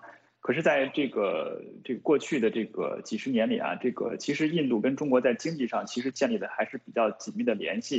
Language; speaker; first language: Chinese; native; Chinese